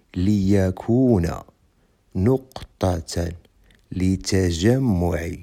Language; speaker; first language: Arabic; non-native, fluent; Indonesian